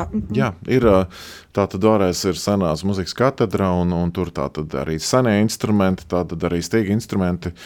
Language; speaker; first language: Latvian; native; Latvian